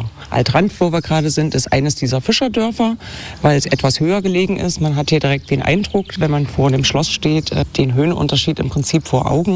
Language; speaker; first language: German; native; German